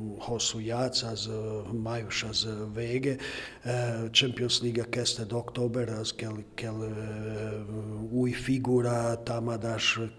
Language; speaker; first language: Hungarian; non-native, learner; Croatian